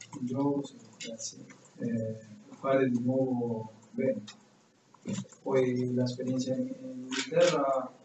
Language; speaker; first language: Italian; non-native, fluent; Spanish